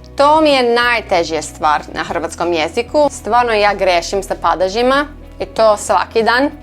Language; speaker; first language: Croatian; non-native, learner; English